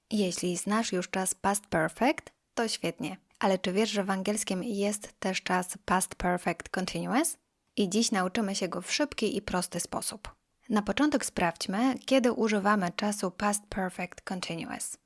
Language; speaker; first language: Polish; native; Polish